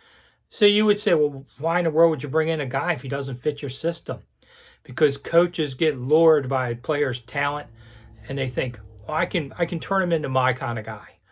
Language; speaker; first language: English; native; English